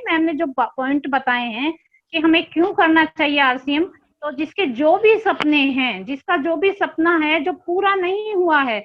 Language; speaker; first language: Hindi; native; Hindi